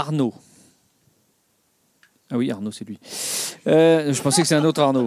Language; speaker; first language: French; native; French